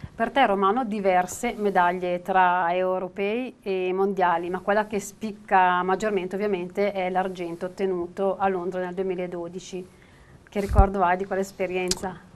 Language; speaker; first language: Italian; native; Italian